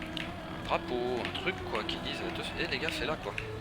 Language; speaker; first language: French; native; French